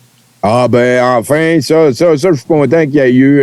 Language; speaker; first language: French; native; French